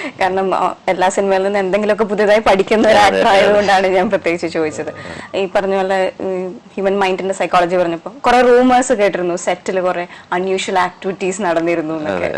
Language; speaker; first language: Malayalam; native; Malayalam